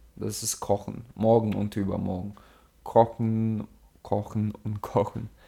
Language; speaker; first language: German; early bilingual, other home language; Russian